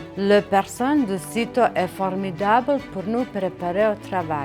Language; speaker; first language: French; non-native, fluent; Bosnian